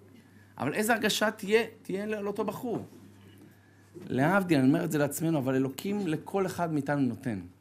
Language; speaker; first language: Hebrew; native; Hebrew